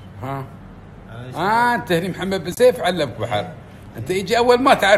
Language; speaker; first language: Arabic; native; Arabic